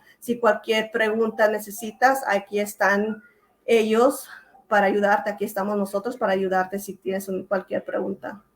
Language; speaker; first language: Spanish; early bilingual, heritage; Spanish